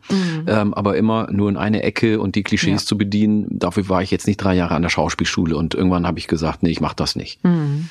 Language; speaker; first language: German; non-native, local second language; Oromo